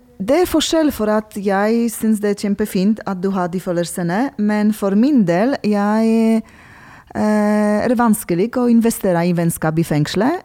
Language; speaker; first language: Norwegian; non-native, fluent; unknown